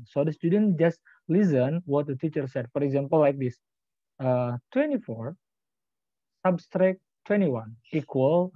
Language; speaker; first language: English; non-native, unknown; Indonesian